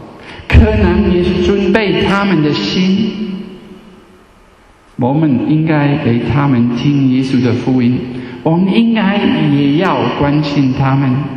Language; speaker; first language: Chinese; non-native, fluent; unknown